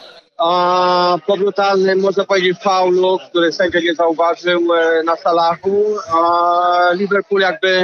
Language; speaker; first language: Polish; early bilingual, heritage; Polish